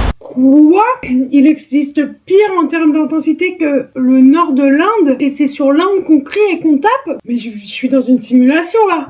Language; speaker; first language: French; native; French